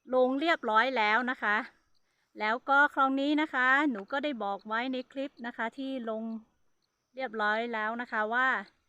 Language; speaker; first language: Thai; non-native, local second language; Hmong